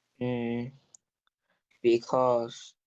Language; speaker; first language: English; non-native, learner; Chinese